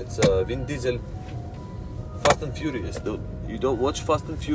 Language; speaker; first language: English; non-native, learner; Russian